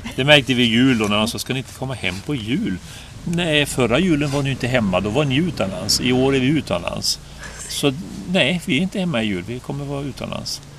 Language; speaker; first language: Swedish; native; Swedish